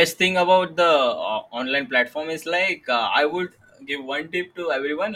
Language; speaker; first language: English; non-native, local second language; Marathi